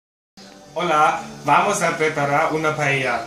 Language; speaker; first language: Spanish; non-native, learner; German